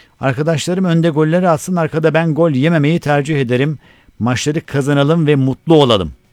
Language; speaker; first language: Turkish; native; Turkish